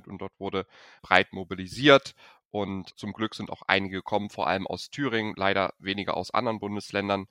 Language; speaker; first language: German; native; German